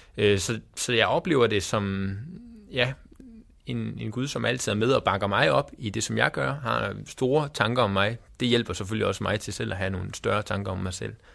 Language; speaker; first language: Danish; native; Danish